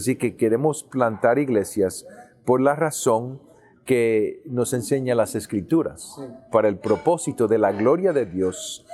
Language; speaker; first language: Spanish; early bilingual, heritage; English